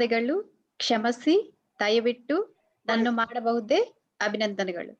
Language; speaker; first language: Kannada; non-native, learner; Telugu